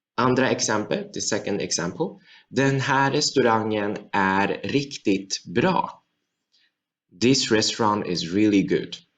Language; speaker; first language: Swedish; non-native, fluent; Chinese